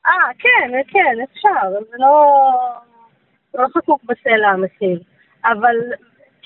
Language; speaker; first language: Hebrew; native; Hebrew